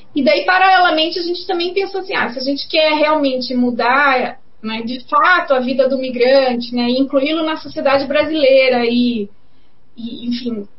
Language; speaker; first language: Portuguese; native; Portuguese